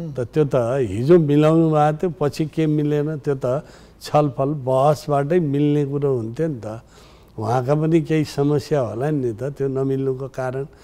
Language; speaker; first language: Nepali; native; Nepali